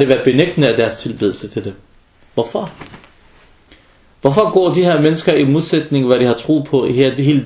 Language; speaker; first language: Danish; early bilingual, other home language; Arabic